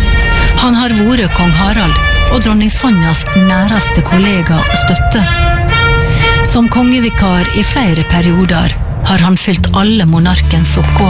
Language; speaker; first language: Norwegian; native; Norwegian